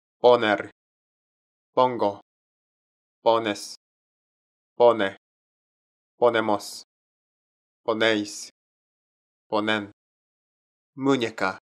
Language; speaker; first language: Spanish; non-native, learner; Korean